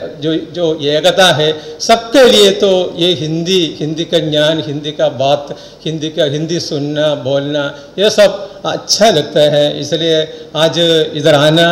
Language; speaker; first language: Hindi; non-native, local second language; Malayalam